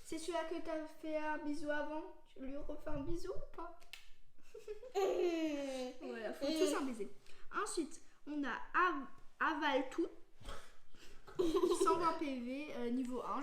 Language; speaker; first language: French; native; French